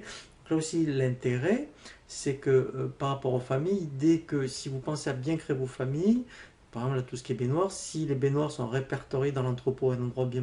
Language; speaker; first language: French; native; French